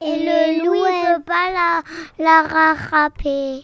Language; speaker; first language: French; native; French